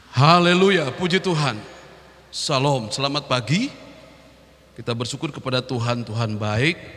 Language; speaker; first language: Indonesian; native; Indonesian